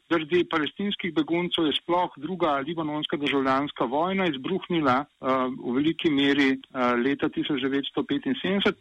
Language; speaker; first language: Slovenian; native; Slovenian